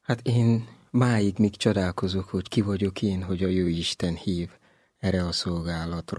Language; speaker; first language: Hungarian; non-native, learner; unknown